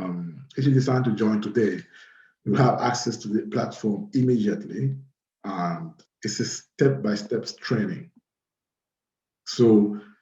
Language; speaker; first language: English; non-native, fluent; French